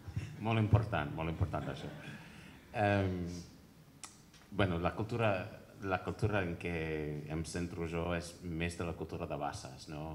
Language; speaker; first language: Catalan; non-native, fluent; English